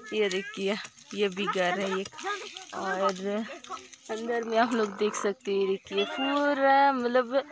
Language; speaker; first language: Hindi; native; Hindi